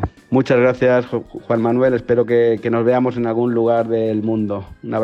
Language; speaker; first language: Spanish; native; Spanish